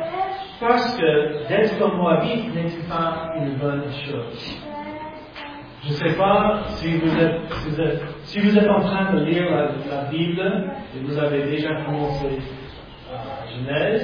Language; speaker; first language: French; non-native, fluent; English